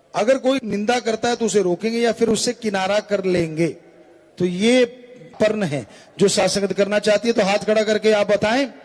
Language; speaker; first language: Hindi; non-native, local second language; Punjabi